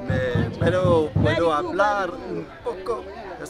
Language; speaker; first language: Spanish; non-native, learner; French